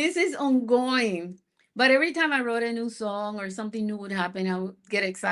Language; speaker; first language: English; non-native, fluent; Spanish